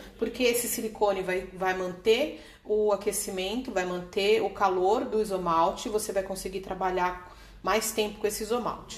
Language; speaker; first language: Portuguese; native; Portuguese